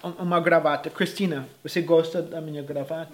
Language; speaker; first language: Portuguese; non-native, fluent; English